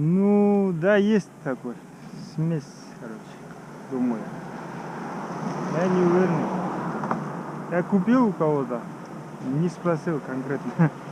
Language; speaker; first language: Russian; non-native, local second language; Kazakh